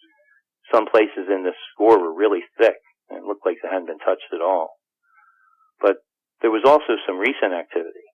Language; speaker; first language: English; native; English